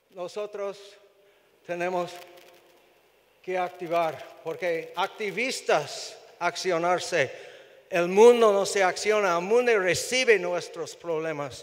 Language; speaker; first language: Spanish; non-native, fluent; English